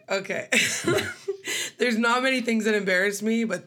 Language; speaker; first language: English; native; English